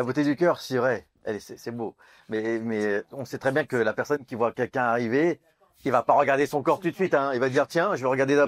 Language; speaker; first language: French; native; French